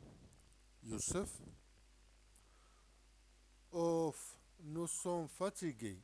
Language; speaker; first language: French; non-native, local second language; Arabic